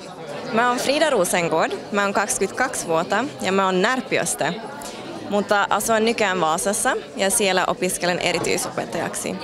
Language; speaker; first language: Finnish; non-native, local second language; Swedish